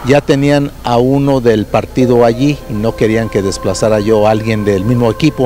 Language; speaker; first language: Spanish; early bilingual, heritage; Spanish